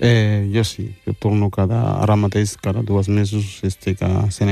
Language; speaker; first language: Catalan; early bilingual, other home language; Wolof